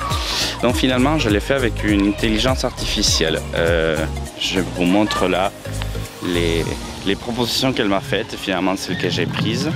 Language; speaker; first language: French; non-native, fluent; Spanish